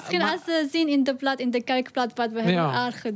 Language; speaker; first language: Dutch; non-native, learner; Arabic